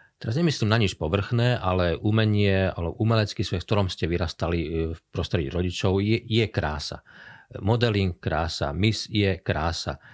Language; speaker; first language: Slovak; native; Slovak